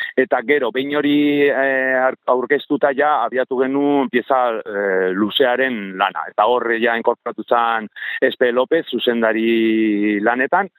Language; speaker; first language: Basque; non-native, local second language; Spanish